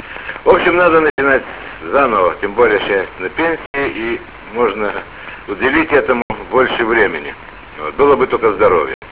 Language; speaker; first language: Russian; native; Russian